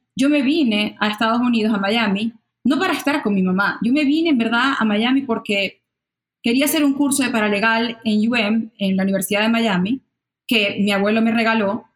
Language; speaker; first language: Spanish; native; Spanish